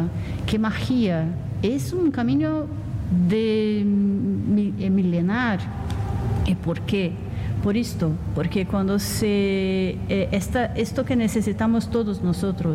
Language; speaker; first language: Spanish; non-native, learner; Portuguese